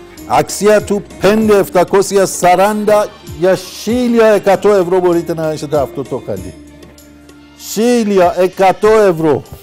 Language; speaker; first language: Greek; non-native, learner; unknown